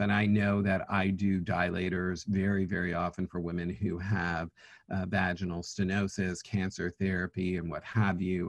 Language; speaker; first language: English; native; English